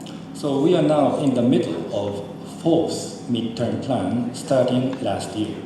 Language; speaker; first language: English; non-native, fluent; Japanese